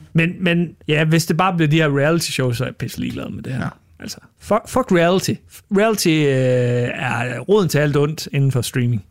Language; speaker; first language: Danish; native; Danish